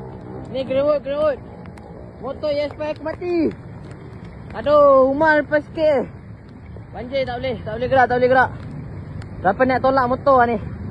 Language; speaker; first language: Malay; native; Malay